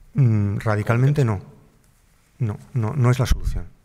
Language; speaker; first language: Spanish; native; Spanish